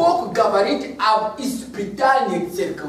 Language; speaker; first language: Russian; non-native, learner; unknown